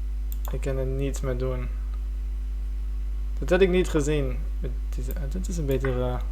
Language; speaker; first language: Dutch; non-native, fluent; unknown